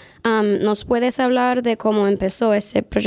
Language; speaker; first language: Spanish; early bilingual, heritage; Spanish